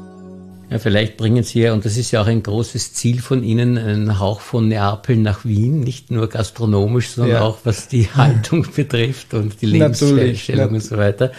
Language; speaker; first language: German; native; German